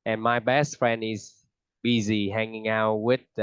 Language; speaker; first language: English; non-native, fluent; Vietnamese